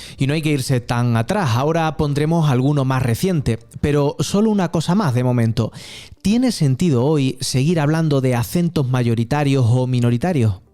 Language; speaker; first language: Spanish; native; Spanish